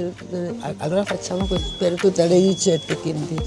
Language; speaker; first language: Italian; non-native, fluent; Korean